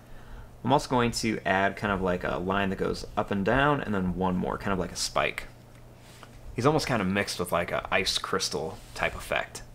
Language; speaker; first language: English; native; English